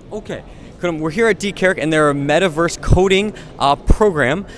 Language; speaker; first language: English; native; English